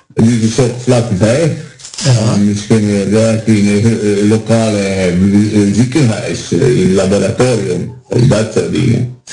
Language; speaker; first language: Dutch; non-native, learner; Croatian